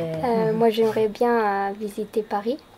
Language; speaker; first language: French; non-native, fluent; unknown